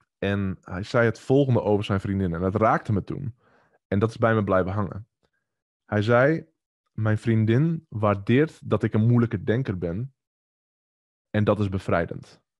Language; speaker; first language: Dutch; native; Dutch